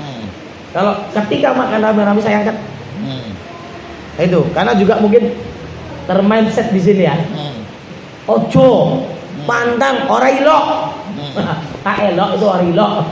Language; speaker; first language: Indonesian; native; Indonesian